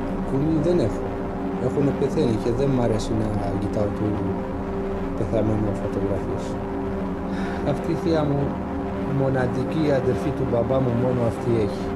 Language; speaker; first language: Greek; non-native, learner; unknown